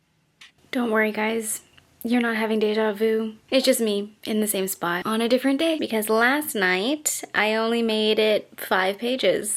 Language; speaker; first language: English; native; English